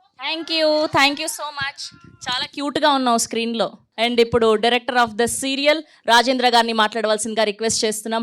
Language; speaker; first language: Telugu; native; Telugu